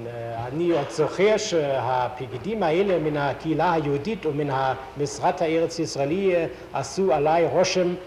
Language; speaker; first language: Hebrew; non-native, fluent; German